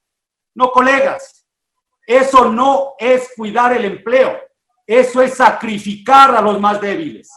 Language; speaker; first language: Spanish; native; Spanish